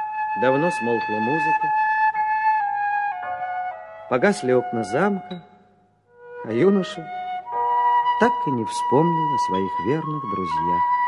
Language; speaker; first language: Russian; native; Russian